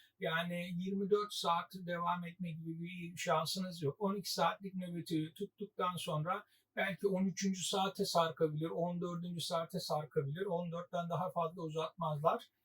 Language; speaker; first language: Turkish; native; Turkish